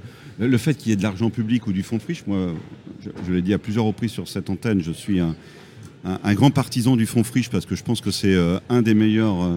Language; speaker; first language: French; native; French